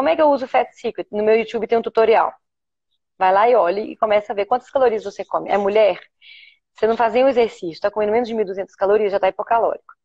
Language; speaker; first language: Portuguese; native; Portuguese